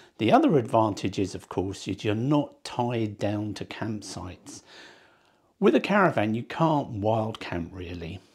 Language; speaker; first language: English; native; English